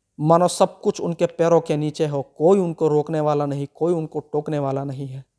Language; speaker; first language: Hindi; non-native, local second language; Gujarati